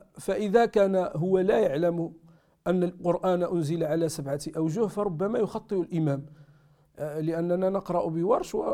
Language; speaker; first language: Arabic; native; Arabic